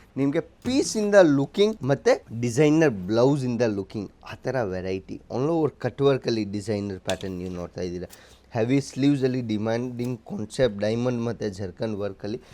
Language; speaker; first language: Kannada; non-native, local second language; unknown